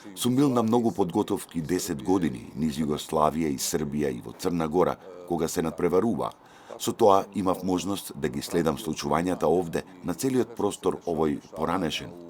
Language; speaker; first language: Macedonian; native; Macedonian